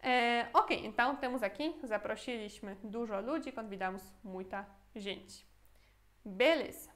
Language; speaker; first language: Portuguese; non-native, fluent; Polish